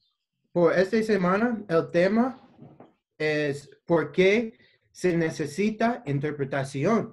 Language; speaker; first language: Spanish; non-native, learner; English